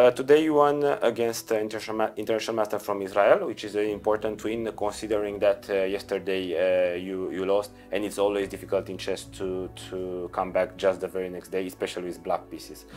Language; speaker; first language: English; non-native, fluent; Romanian